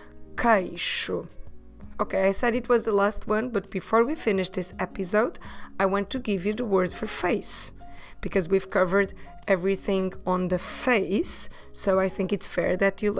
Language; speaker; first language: English; non-native, fluent; Portuguese